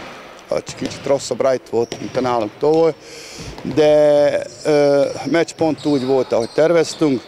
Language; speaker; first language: Hungarian; non-native, learner; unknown